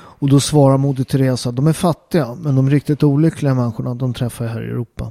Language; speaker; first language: Swedish; early bilingual, other home language; Italian